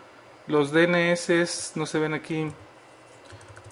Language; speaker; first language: Spanish; native; Spanish